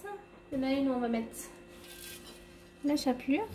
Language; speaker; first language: French; native; French